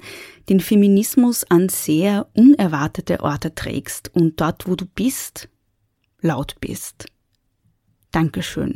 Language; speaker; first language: German; native; German